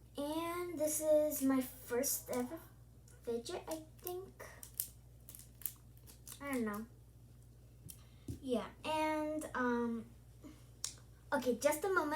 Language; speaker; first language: English; early bilingual, other home language; Korean